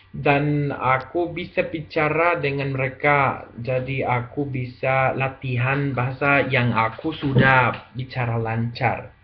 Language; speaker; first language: Indonesian; non-native, learner; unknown